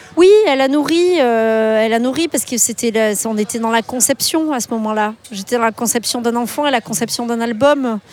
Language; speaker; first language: French; native; French